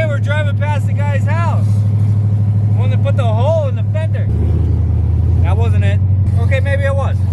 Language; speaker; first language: English; native; English